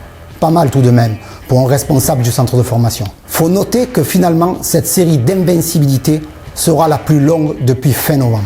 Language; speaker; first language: French; native; French